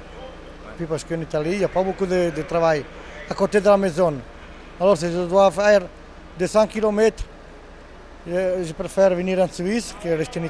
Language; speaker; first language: French; non-native, learner; Italian